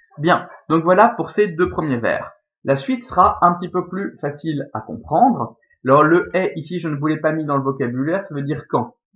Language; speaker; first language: French; native; French